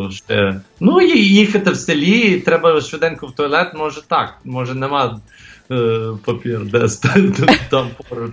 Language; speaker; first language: Ukrainian; early bilingual, heritage; English